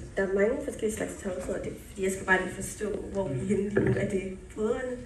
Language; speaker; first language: Danish; early bilingual, other home language; Somali